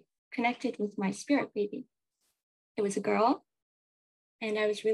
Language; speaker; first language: English; non-native, local second language; Japanese